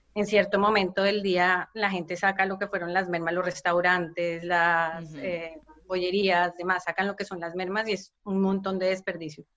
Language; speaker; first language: Spanish; native; Spanish